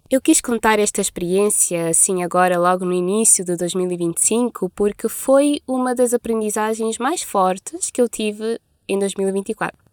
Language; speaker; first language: Portuguese; non-native, local second language; Kabuverdianu